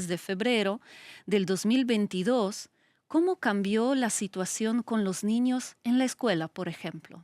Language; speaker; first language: Spanish; non-native, fluent; Ukrainian